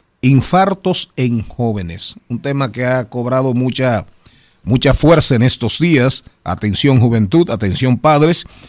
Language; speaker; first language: Spanish; native; Spanish